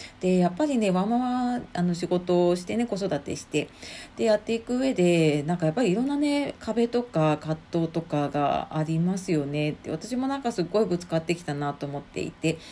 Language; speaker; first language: Japanese; native; Japanese